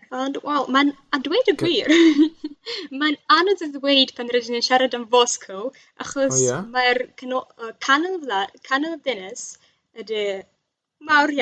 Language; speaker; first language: Welsh; non-native, learner; Russian